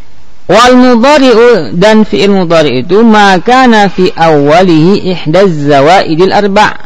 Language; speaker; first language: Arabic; non-native, fluent; Indonesian